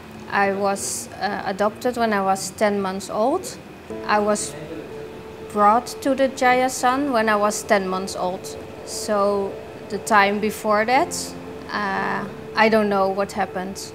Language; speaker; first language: English; non-native, fluent; Dutch